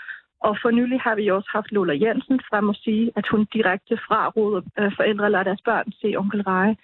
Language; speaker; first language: Danish; native; Danish